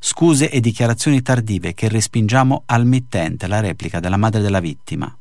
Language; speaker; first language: Italian; native; Italian